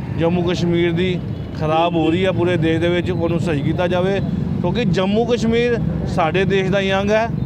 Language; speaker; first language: Punjabi; native; Punjabi